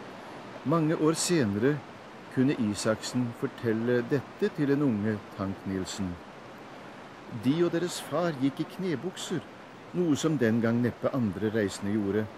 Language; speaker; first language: Norwegian; native; Norwegian